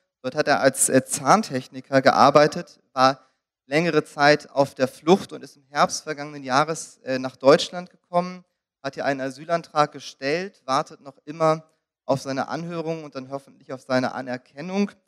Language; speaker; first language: German; native; German